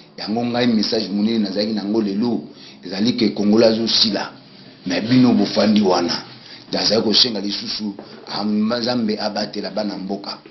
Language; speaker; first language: Lingala; native; Lingala